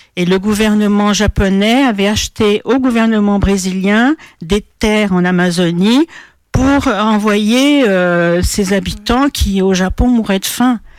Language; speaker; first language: French; non-native, fluent; Portuguese